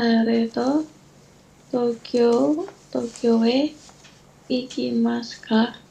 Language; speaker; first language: Japanese; non-native, learner; Indonesian